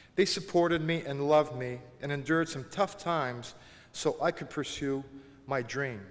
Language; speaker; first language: English; non-native, local second language; French